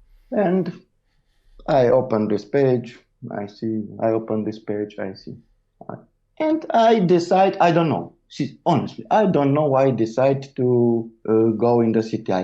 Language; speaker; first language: English; non-native, learner; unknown